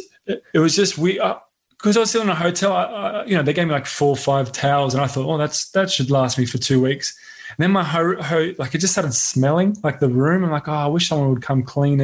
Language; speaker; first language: English; native; English